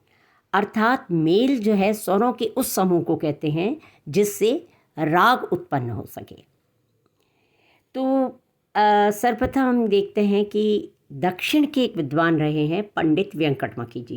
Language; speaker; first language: Hindi; native; Hindi